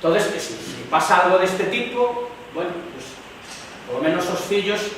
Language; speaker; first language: Spanish; non-native, local second language; Galician